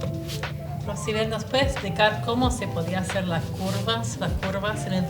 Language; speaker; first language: Spanish; non-native, fluent; English